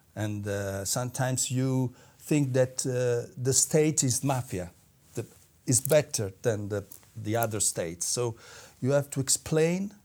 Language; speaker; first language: English; non-native, fluent; Italian